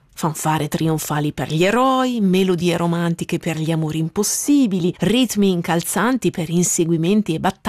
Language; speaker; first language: Italian; native; Italian